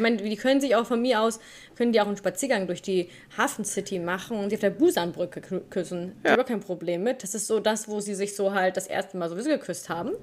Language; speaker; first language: German; native; German